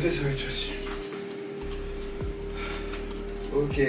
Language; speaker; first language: French; native; French